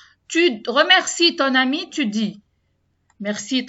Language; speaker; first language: French; non-native, learner; Arabic